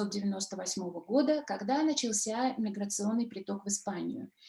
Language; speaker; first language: Russian; native; Russian